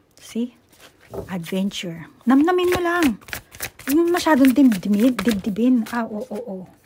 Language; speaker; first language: Filipino; native; Filipino